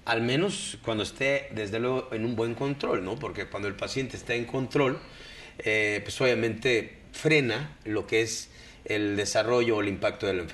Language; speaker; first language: Spanish; native; Spanish